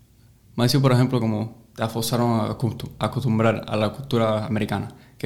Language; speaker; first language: Spanish; early bilingual, heritage; English